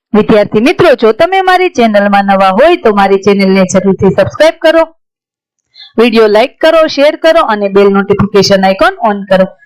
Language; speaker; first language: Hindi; non-native, local second language; Gujarati